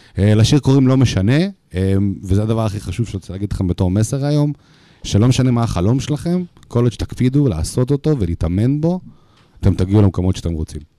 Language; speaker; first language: Hebrew; early bilingual, other home language; Russian